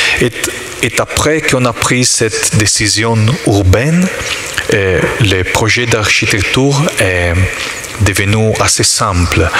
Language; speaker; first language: French; non-native, learner; Italian